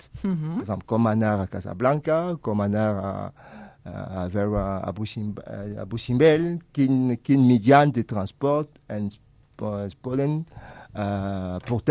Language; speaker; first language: Catalan; non-native, fluent; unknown